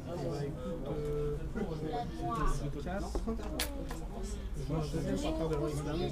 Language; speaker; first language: French; native; French